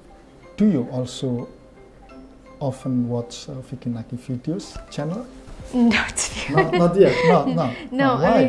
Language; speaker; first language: English; non-native, fluent; Indonesian